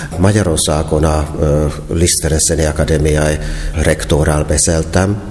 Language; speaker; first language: Hungarian; non-native, fluent; Finnish